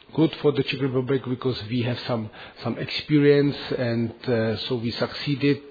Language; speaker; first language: English; non-native, fluent; Czech